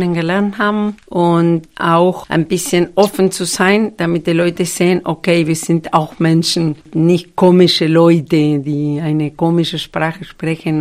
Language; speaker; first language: German; non-native, fluent; Spanish